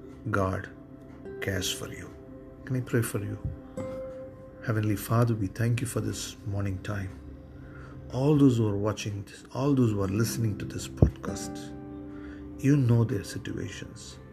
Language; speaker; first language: English; non-native, local second language; Tamil